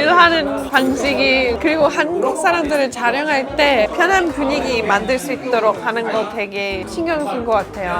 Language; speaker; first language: Korean; non-native, fluent; English